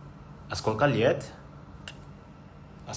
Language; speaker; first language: Russian; non-native, learner; Indonesian